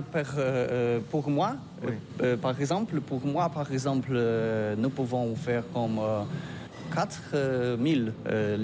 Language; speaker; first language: French; non-native, learner; Polish